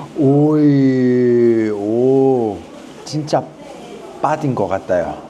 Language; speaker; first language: Korean; non-native, fluent; Italian